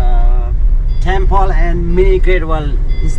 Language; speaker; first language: English; non-native, learner; Nepali